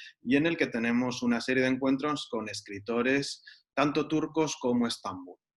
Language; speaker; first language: Spanish; native; Spanish